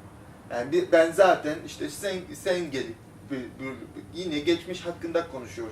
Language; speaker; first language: Turkish; non-native, local second language; Armenian